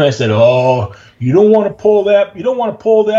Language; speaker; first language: English; native; English